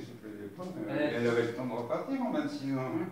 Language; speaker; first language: French; native; French